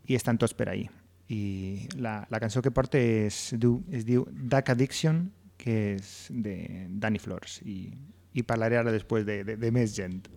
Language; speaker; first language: Catalan; native; Catalan